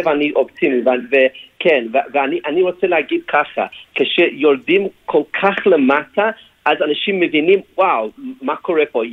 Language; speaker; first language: Hebrew; non-native, fluent; English